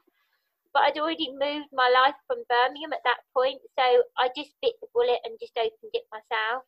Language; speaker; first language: English; native; English